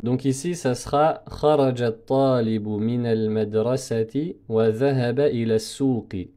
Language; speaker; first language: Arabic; non-native, fluent; French